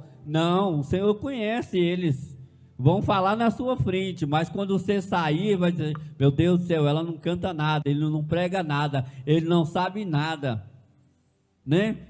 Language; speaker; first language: Portuguese; native; Portuguese